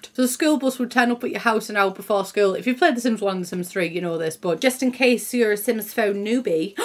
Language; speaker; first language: English; native; English